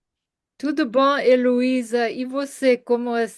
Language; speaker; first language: Portuguese; non-native, fluent; German